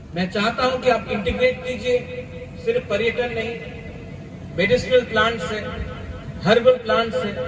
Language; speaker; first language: Hindi; non-native, local second language; Kok Borok